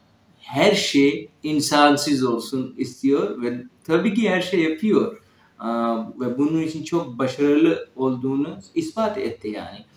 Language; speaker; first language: Turkish; non-native, fluent; Urdu